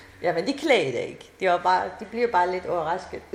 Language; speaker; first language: Danish; non-native, fluent; Persian